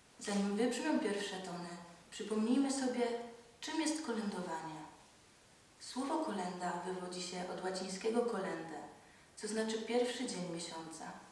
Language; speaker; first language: Polish; native; Polish